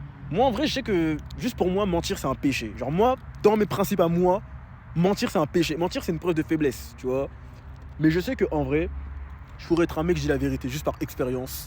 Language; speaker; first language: French; native; French